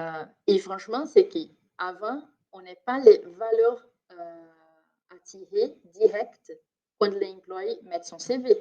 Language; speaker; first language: French; non-native, fluent; Portuguese